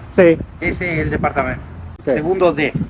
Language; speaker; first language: Spanish; native; Spanish